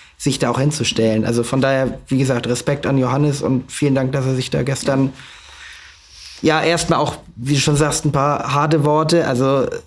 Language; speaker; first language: German; native; German